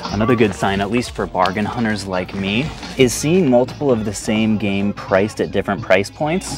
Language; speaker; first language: English; native; English